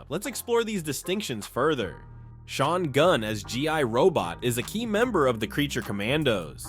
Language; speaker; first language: English; native; English